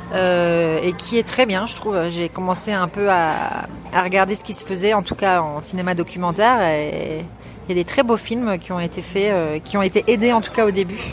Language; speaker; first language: French; native; French